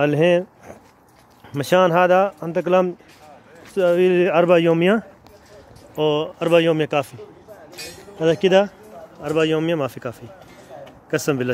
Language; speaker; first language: Arabic; non-native, learner; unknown